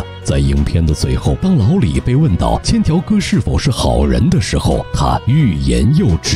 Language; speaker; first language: Chinese; native; Chinese